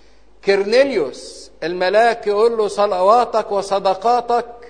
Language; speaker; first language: Arabic; native; Arabic